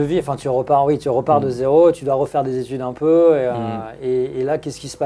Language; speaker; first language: French; native; French